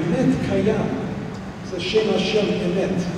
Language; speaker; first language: Hebrew; non-native, fluent; English